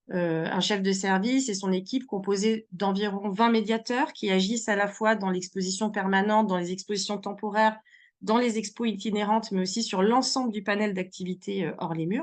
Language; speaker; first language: French; native; French